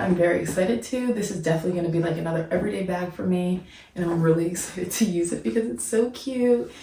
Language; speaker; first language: English; native; English